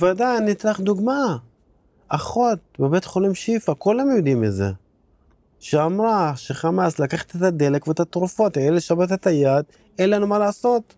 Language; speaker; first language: Hebrew; non-native, local second language; Arabic